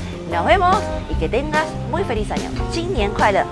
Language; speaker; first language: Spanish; early bilingual, other home language; Chinese